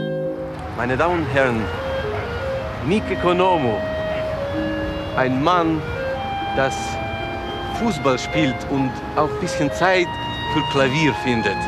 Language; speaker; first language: German; non-native, fluent; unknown